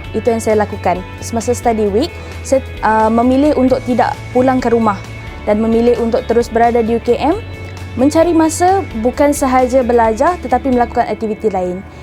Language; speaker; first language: Malay; non-native, local second language; Iban